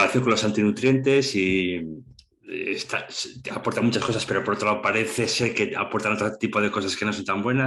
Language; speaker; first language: Spanish; native; Spanish